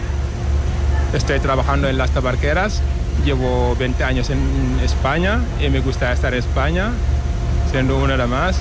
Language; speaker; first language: Spanish; non-native, learner; Wolof